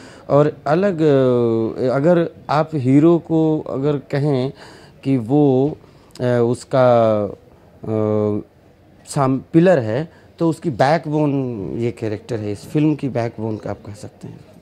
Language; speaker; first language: Hindi; native; Hindi